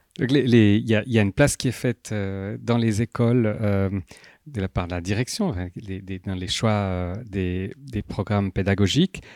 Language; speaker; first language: French; native; French